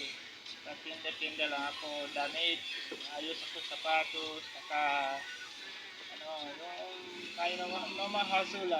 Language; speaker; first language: Filipino; non-native, learner; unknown